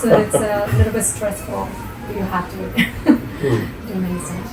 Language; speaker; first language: English; non-native, learner; Japanese